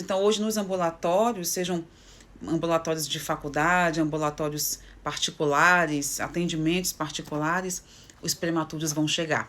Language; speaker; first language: Portuguese; native; Portuguese